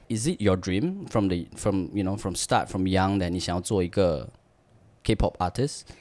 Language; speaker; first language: English; non-native, local second language; Chinese